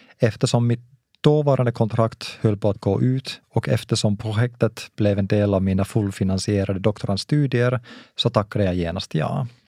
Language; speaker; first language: Swedish; non-native, local second language; Finnish